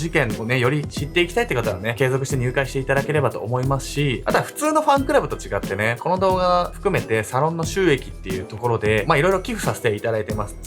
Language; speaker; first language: Japanese; native; Japanese